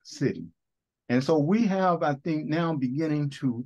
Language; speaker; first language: English; native; English